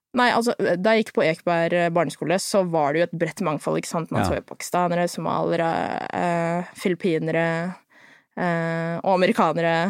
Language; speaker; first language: Norwegian; early bilingual, other home language; Filipino